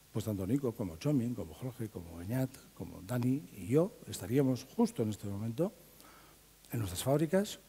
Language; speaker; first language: Spanish; native; Spanish